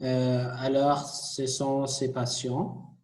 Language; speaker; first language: French; non-native, fluent; Arabic